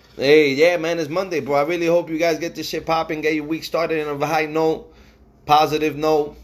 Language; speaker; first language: English; early bilingual, other home language; Spanish